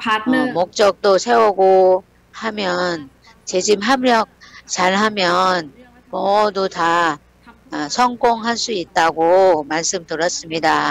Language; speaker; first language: Korean; non-native, learner; Thai